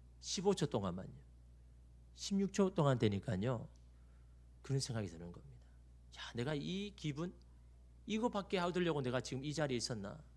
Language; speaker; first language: Korean; native; Korean